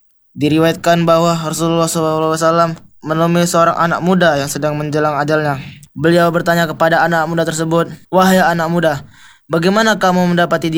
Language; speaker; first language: Indonesian; native; Indonesian